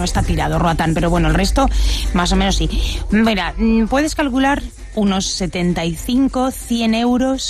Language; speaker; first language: Spanish; native; Spanish